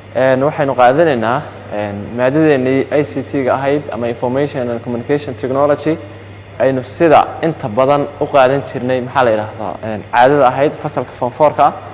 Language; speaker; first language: Somali; native; Somali